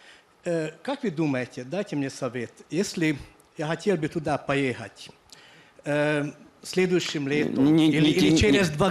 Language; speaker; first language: Russian; non-native, fluent; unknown